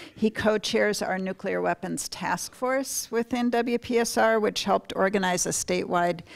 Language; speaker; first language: English; native; English